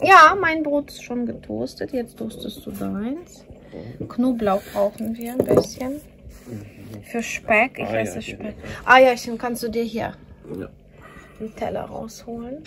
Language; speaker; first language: German; non-native, fluent; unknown